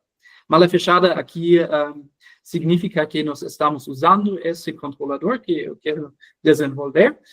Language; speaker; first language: Portuguese; non-native, fluent; German